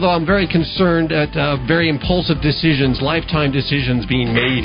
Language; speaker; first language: English; native; English